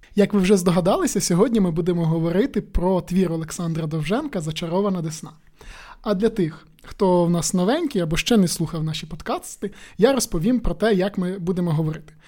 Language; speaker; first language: Ukrainian; native; Ukrainian